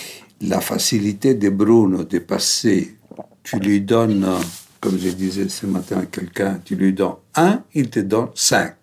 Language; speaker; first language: French; non-native, fluent; Greek